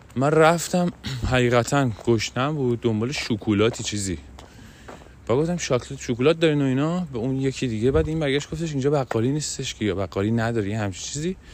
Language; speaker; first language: Persian; non-native, local second language; Azerbaijani